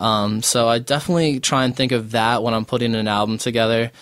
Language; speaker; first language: English; native; English